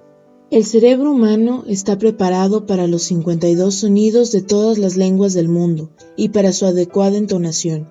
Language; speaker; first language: Spanish; native; Spanish